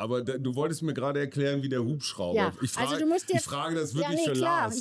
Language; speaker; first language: German; native; German